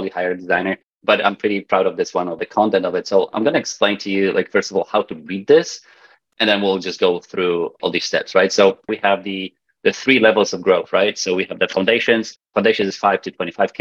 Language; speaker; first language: English; non-native, fluent; Polish